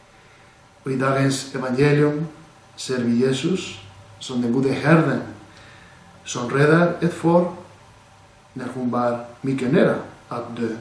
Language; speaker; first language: Swedish; non-native, fluent; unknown